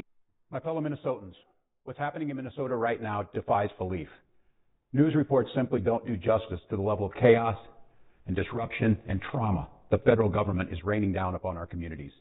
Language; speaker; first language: English; native; English